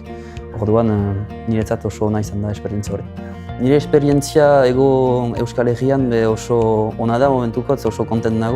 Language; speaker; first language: Basque; non-native, local second language; French